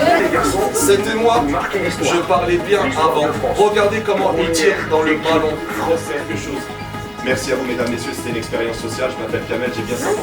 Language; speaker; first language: French; native; French